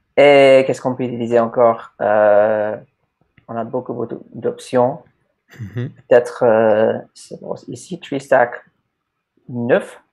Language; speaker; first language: French; non-native, learner; English